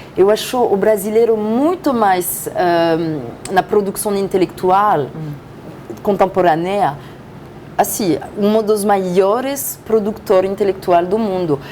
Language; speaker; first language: Portuguese; non-native, fluent; French